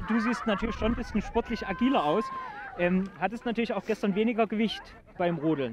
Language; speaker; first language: German; native; German